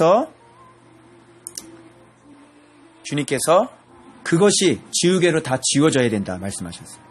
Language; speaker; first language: Korean; native; Korean